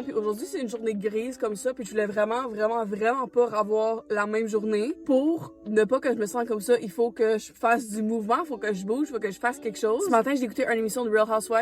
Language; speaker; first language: French; native; French